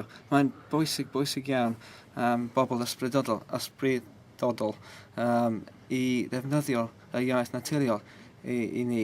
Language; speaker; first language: Welsh; non-native, learner; English